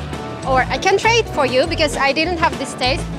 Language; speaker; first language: English; non-native, fluent; Kazakh